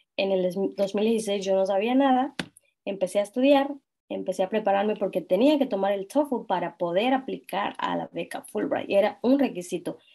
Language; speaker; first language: Spanish; non-native, local second language; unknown